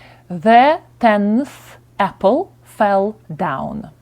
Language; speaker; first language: English; non-native, fluent; Ukrainian